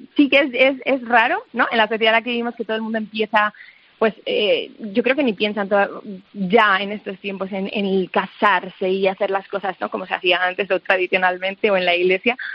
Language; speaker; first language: Spanish; early bilingual, other home language; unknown